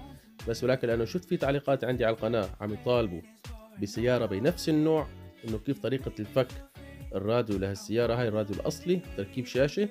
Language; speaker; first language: Arabic; native; Arabic